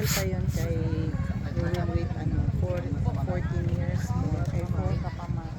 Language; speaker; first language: Filipino; non-native, local second language; Cebuano